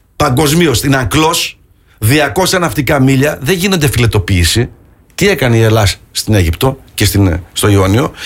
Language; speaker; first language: Greek; early bilingual, heritage; Greek